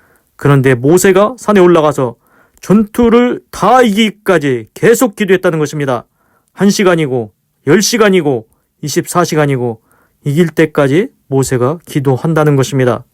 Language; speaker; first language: Korean; native; Korean